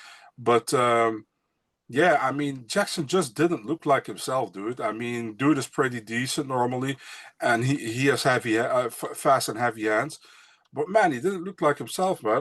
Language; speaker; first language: English; non-native, fluent; Dutch